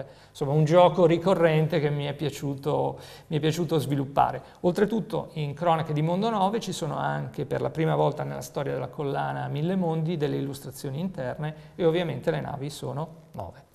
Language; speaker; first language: Italian; native; Italian